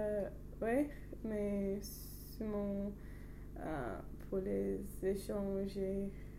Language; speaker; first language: French; non-native, learner; English